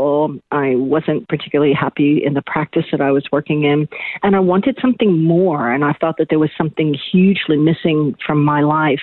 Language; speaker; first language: English; native; English